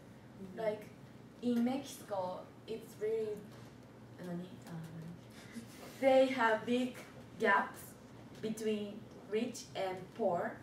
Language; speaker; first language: English; non-native, learner; Japanese